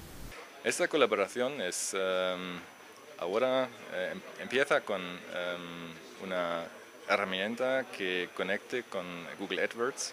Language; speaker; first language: Spanish; non-native, learner; German